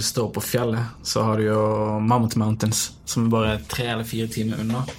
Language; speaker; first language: Norwegian; early bilingual, other home language; Bosnian